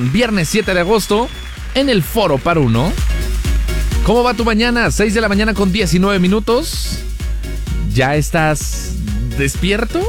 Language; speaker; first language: Spanish; native; Spanish